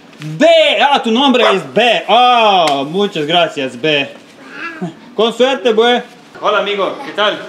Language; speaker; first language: Spanish; non-native, learner; Serbian